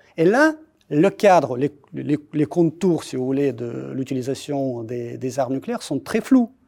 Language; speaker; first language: French; non-native, fluent; Russian